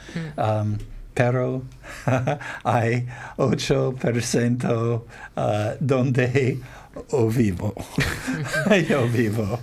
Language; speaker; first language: Spanish; non-native, learner; English